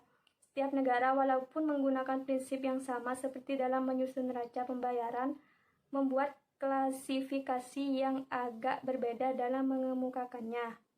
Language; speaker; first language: Indonesian; native; Indonesian